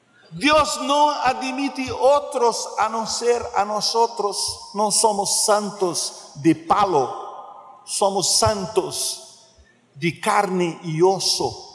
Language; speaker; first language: Spanish; non-native, learner; Portuguese